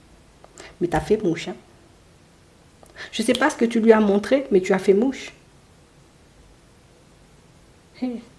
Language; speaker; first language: French; native; French